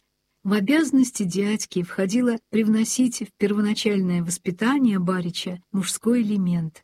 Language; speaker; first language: Russian; native; Russian